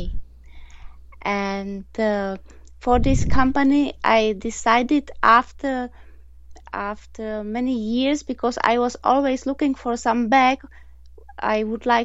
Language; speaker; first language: English; non-native, learner; Czech